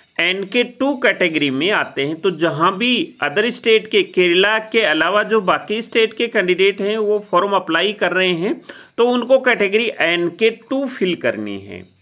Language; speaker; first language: Hindi; native; Hindi